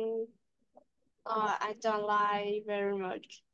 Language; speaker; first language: English; non-native, learner; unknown